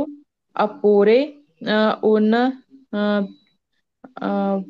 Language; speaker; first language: Italian; non-native, learner; Punjabi